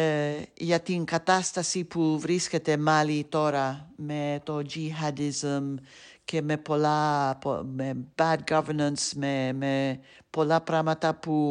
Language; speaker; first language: Greek; non-native, fluent; English